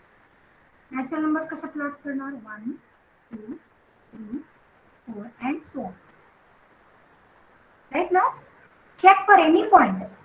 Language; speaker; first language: English; non-native, local second language; Marathi